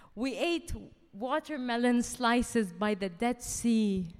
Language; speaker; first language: English; early bilingual, heritage; Arabic